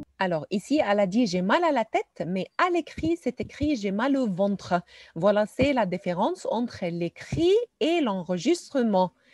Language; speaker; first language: French; non-native, fluent; Arabic